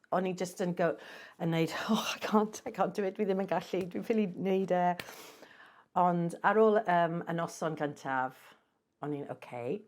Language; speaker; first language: Welsh; non-native, local second language; English